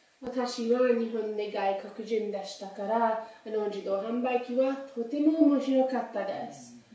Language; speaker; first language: Japanese; non-native, learner; English